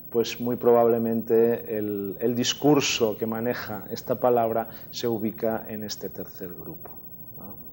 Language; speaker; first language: Spanish; native; Spanish